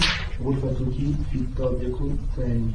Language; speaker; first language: Arabic; non-native, learner; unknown